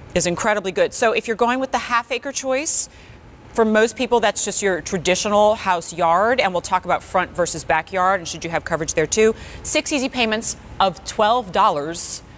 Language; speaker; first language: English; native; English